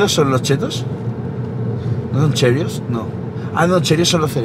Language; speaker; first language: Spanish; native; Spanish